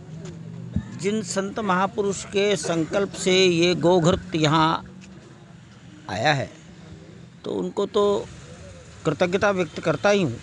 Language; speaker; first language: Hindi; native; Hindi